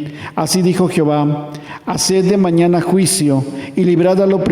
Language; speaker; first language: Spanish; native; Spanish